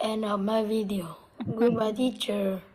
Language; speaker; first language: English; non-native, learner; Vietnamese